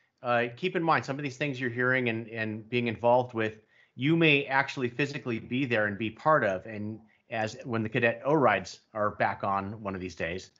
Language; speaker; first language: English; native; English